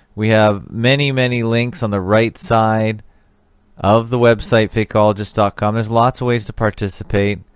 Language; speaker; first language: English; native; English